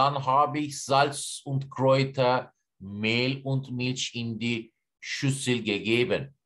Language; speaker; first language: German; non-native, fluent; Turkish